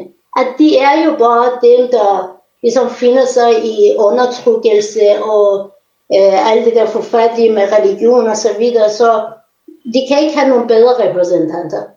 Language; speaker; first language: Danish; non-native, fluent; Persian